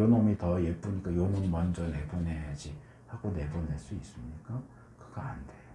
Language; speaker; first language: Korean; native; Korean